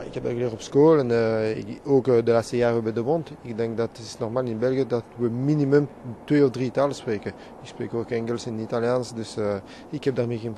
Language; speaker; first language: Dutch; non-native, local second language; French